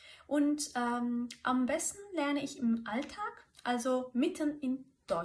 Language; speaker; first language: German; non-native, fluent; Turkish